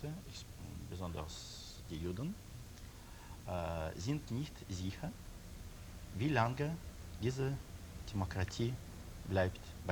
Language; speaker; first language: German; non-native, learner; Russian